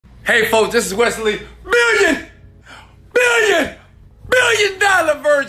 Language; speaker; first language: English; native; English